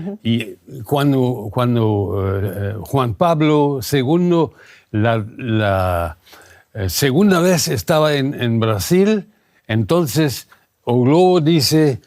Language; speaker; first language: Spanish; non-native, fluent; German